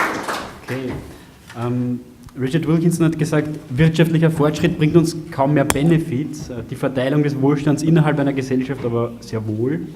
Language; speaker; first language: German; native; German